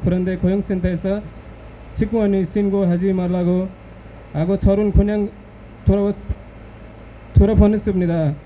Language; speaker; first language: Korean; non-native, learner; Nepali